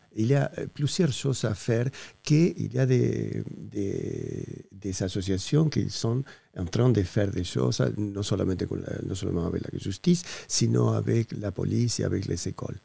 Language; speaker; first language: French; non-native, fluent; Spanish